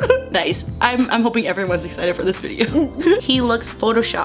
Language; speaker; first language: English; early bilingual, other home language; Vietnamese